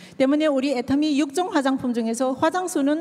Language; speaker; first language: Korean; native; Korean